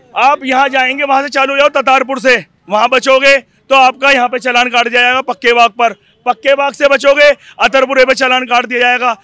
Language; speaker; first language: Hindi; native; Hindi